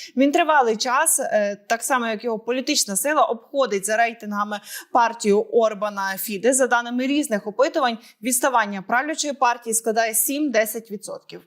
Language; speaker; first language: Ukrainian; native; Ukrainian